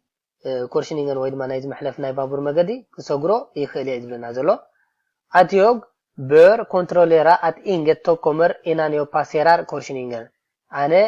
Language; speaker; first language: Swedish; non-native, fluent; Tigrinya